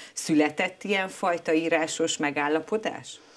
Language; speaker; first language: Hungarian; native; Hungarian